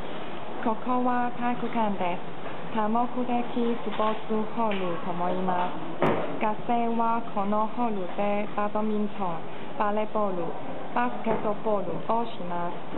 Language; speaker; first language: Japanese; non-native, learner; Cantonese